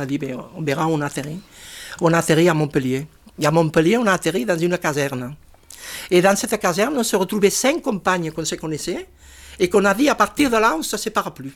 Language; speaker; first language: French; non-native, fluent; Spanish